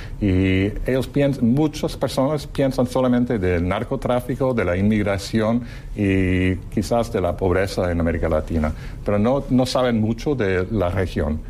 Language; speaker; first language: Spanish; non-native, fluent; English